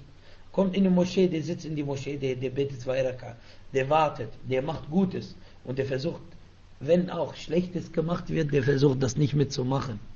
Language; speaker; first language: German; non-native, fluent; Arabic